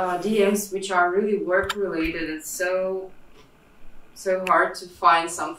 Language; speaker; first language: English; non-native, fluent; Russian